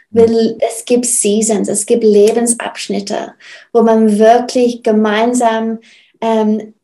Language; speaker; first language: German; non-native, fluent; English